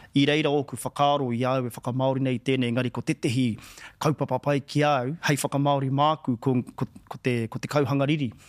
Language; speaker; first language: Māori; non-native, local second language; English